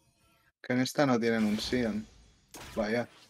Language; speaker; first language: Spanish; native; Spanish